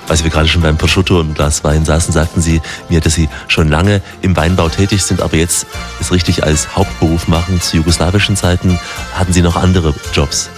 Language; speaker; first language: German; native; German